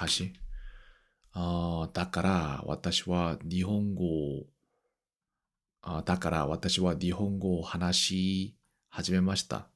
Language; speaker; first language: Japanese; non-native, learner; Korean